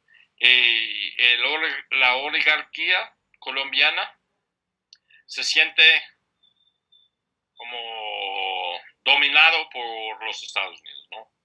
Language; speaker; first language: Spanish; non-native, fluent; English